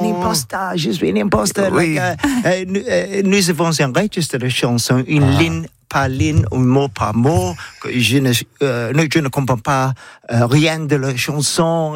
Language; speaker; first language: French; non-native, learner; English